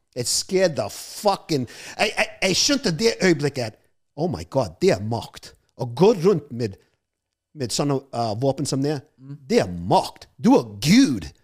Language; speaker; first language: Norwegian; non-native, fluent; English